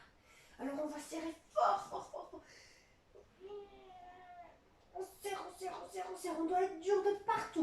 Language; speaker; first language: French; native; French